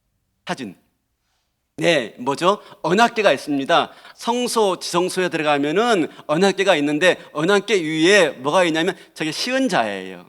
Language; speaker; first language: Korean; native; Korean